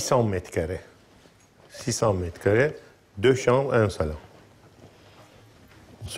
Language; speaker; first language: French; non-native, learner; Turkish